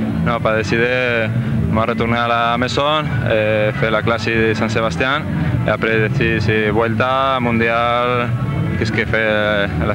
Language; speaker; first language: French; non-native, learner; Spanish